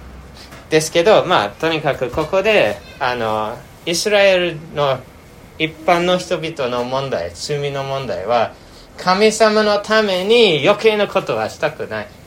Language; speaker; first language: Japanese; non-native, fluent; English